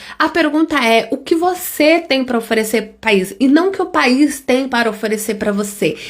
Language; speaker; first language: Portuguese; native; Portuguese